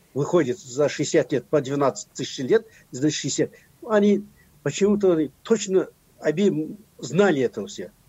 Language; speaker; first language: Russian; non-native, local second language; Kazakh